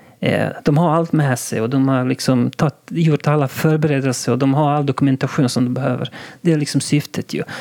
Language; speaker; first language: Swedish; non-native, local second language; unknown